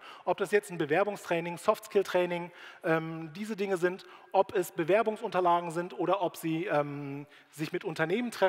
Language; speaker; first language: German; native; German